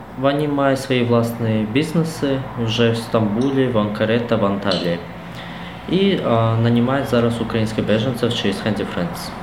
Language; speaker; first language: Ukrainian; non-native, learner; Tajik